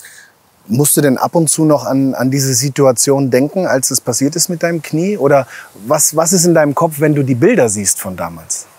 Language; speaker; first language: German; native; German